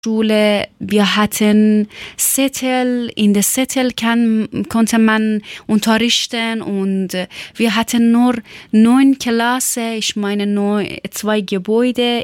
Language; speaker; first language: German; non-native, learner; Persian